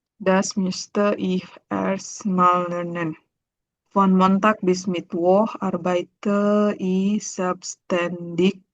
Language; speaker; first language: German; non-native, learner; Indonesian